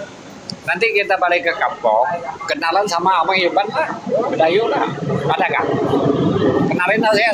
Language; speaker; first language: Indonesian; non-native, learner; Vietnamese